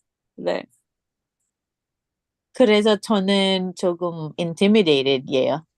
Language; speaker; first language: Korean; non-native, learner; English